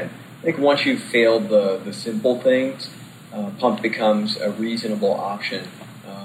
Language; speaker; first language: English; native; English